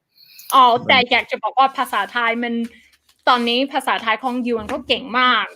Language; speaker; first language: Thai; non-native, fluent; English